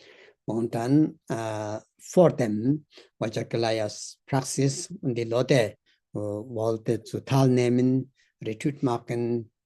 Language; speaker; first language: German; non-native, learner; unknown